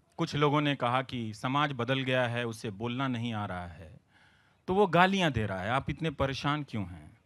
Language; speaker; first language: Hindi; non-native, local second language; Bhojpuri